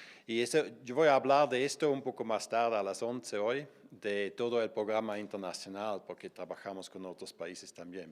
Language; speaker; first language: Spanish; non-native, fluent; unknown